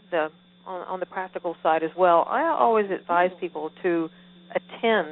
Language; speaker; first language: English; native; English